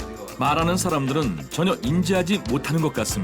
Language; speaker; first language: Korean; native; Korean